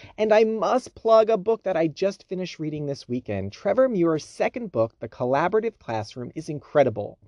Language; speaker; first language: English; native; English